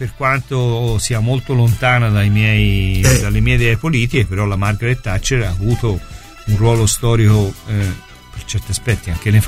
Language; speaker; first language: Italian; native; Italian